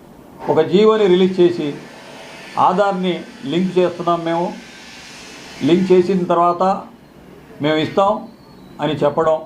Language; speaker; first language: Telugu; native; Telugu